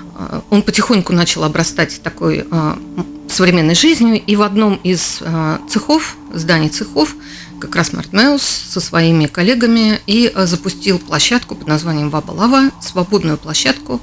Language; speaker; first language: Russian; native; Russian